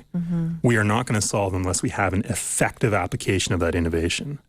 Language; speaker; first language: English; native; English